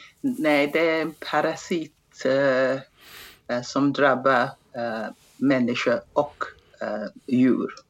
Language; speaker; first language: Swedish; non-native, fluent; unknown